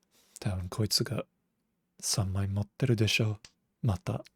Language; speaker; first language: Japanese; non-native, fluent; English